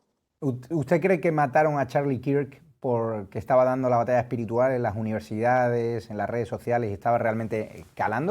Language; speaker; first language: Spanish; native; Spanish